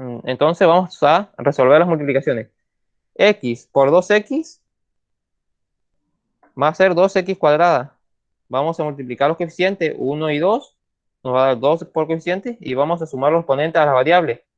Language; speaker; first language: Spanish; native; Spanish